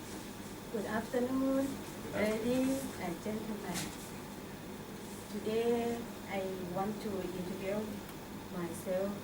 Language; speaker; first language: English; non-native, learner; Thai